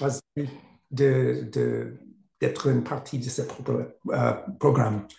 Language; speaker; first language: French; non-native, learner; English